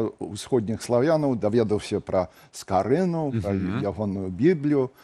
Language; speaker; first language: Belarusian; non-native, fluent; English